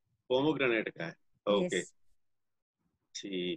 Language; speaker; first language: Hindi; native; Hindi